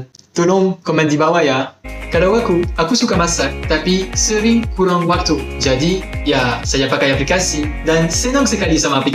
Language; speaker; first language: Indonesian; non-native, fluent; French